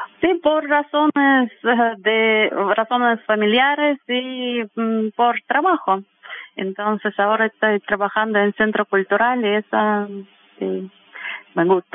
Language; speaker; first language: Spanish; non-native, fluent; Russian